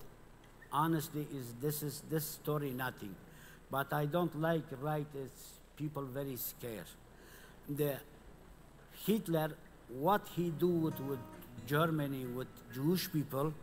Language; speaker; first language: English; non-native, learner; Kurdish